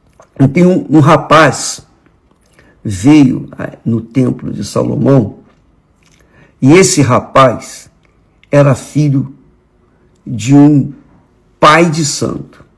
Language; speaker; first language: Portuguese; native; Portuguese